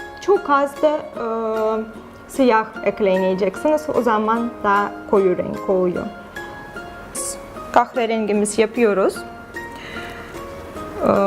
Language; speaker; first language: Turkish; non-native, fluent; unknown